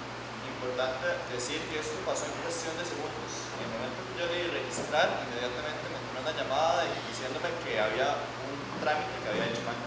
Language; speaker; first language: Spanish; native; Spanish